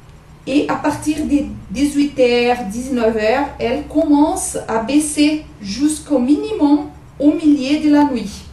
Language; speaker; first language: French; non-native, learner; Portuguese